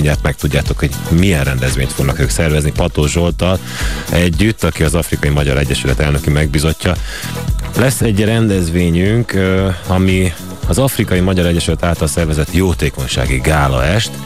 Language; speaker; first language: Hungarian; native; Hungarian